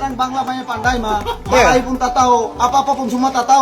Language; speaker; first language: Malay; non-native, learner; Bangla